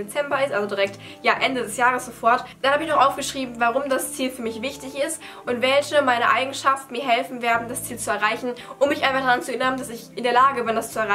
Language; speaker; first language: German; native; German